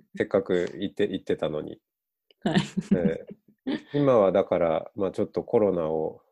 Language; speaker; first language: Japanese; native; Japanese